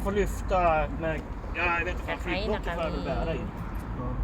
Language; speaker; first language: Swedish; native; Swedish